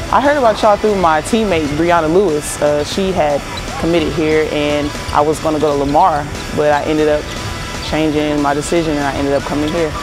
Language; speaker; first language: English; native; English